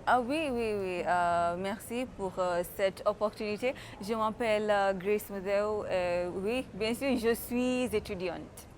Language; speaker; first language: French; non-native, fluent; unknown